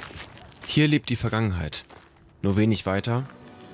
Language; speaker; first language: German; native; German